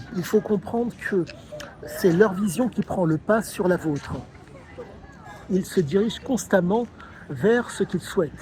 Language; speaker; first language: French; native; French